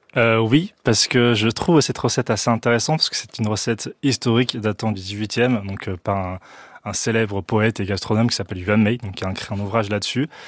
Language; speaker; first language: French; early bilingual, other home language; Chinese